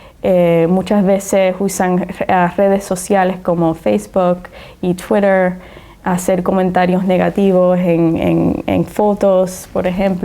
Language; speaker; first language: Spanish; early bilingual, heritage; Spanish